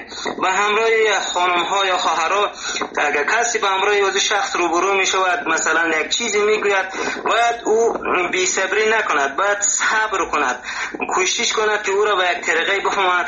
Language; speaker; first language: Persian; native; Persian